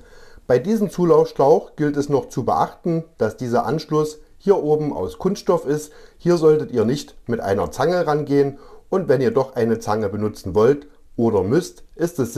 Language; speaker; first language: German; native; German